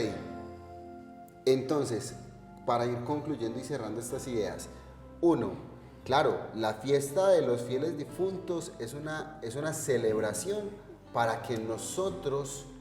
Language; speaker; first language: Spanish; native; Spanish